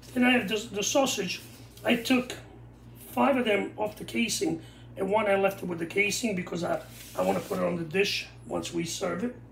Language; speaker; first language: English; non-native, fluent; Italian